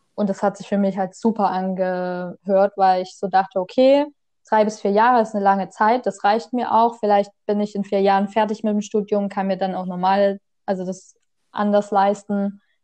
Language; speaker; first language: German; native; German